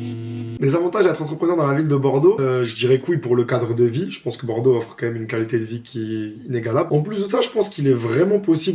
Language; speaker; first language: French; native; French